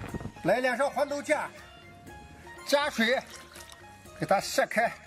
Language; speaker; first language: Chinese; native; Chinese